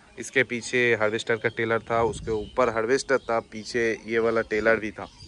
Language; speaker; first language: Hindi; non-native, local second language; Bangla